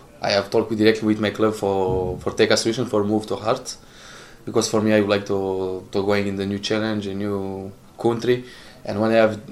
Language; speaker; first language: English; non-native, learner; Italian